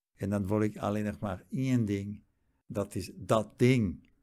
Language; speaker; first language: Western Frisian; non-native, fluent; German